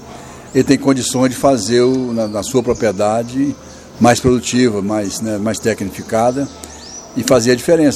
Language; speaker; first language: Portuguese; native; Portuguese